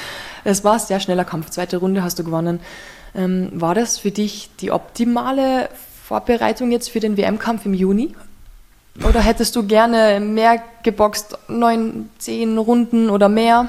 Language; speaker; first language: German; native; German